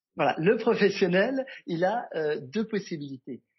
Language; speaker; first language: French; native; French